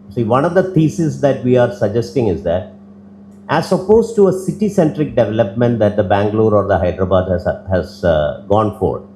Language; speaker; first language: English; non-native, local second language; Malayalam